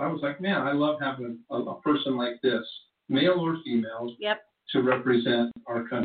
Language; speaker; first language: English; native; English